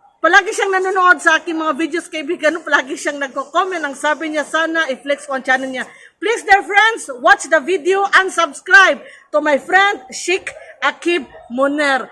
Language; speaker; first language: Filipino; non-native, local second language; Cebuano